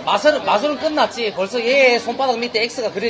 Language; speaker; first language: Korean; native; Korean